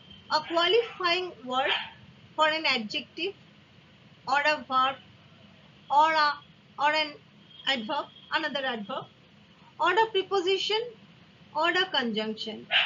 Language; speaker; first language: English; non-native, local second language; Bangla